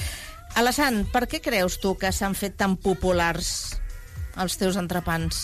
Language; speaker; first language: Catalan; native; Catalan